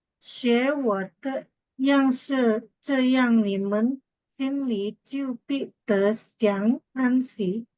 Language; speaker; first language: Chinese; non-native, learner; Indonesian